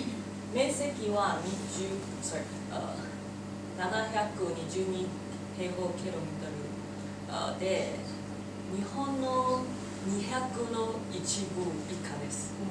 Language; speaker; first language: Japanese; non-native, learner; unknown